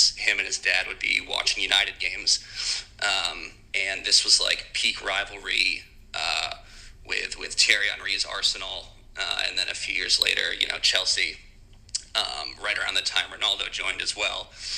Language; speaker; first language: English; native; English